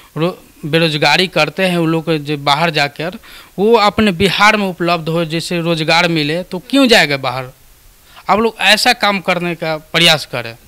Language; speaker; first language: Hindi; native; Hindi